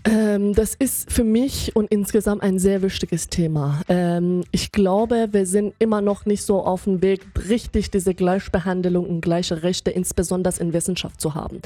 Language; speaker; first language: German; non-native, fluent; Persian